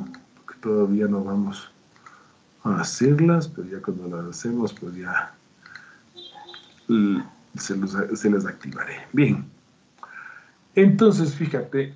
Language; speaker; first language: Spanish; native; Spanish